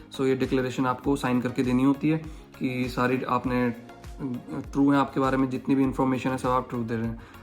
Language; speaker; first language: Hindi; native; Hindi